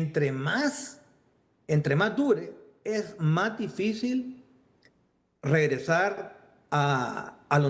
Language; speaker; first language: Spanish; native; Spanish